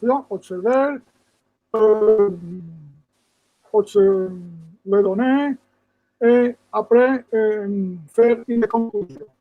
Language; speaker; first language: French; non-native, fluent; Spanish